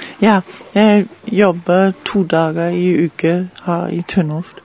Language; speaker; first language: Norwegian; non-native, learner; German